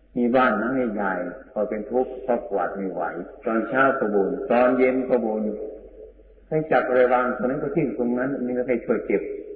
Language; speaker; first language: Thai; non-native, local second language; Northeastern Thai